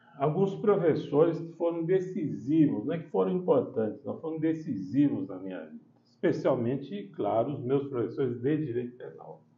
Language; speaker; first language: Portuguese; early bilingual, heritage; Portuguese